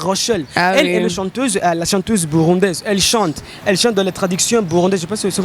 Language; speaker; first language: French; non-native, local second language; Rundi